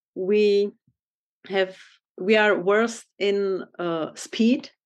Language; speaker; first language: English; non-native, fluent; Czech